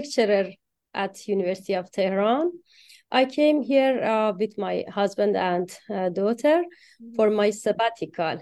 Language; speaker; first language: English; non-native, fluent; Persian